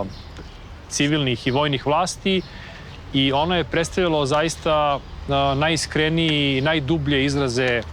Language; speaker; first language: Bosnian; native; Bosnian